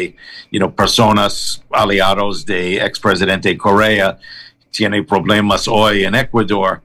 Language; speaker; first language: Spanish; non-native, learner; English